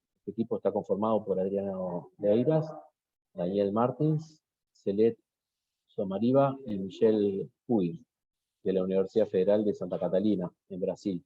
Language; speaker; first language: Spanish; native; Spanish